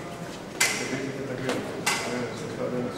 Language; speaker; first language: Greek; non-native, fluent; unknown